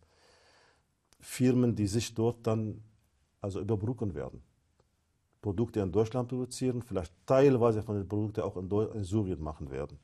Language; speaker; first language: German; non-native, fluent; Arabic